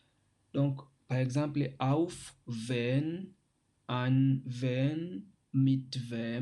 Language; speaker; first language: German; non-native, fluent; French